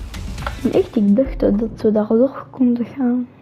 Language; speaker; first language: Dutch; non-native, local second language; French